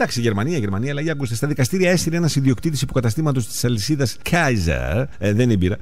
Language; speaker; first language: Greek; native; Greek